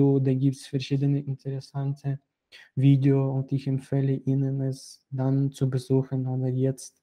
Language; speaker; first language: German; non-native, fluent; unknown